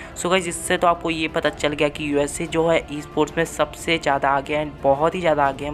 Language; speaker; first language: Hindi; non-native, local second language; Odia